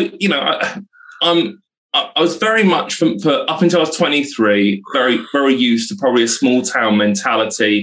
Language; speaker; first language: English; native; English